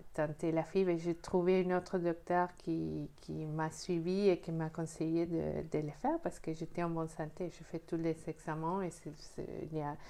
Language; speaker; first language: French; non-native, fluent; Spanish